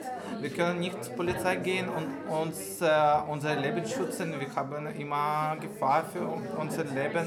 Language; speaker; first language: German; non-native, learner; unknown